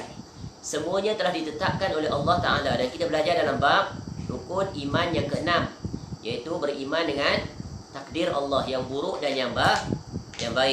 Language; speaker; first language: Malay; native; Malay